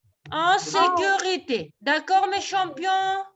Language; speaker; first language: French; non-native, local second language; Arabic